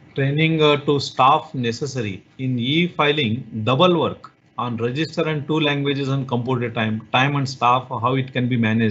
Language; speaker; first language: English; non-native, local second language; Marathi